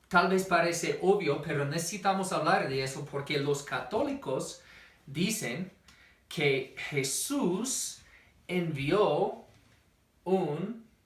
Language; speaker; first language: Spanish; non-native, fluent; English